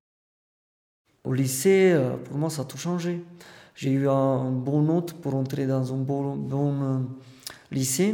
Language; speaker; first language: French; non-native, fluent; Romanian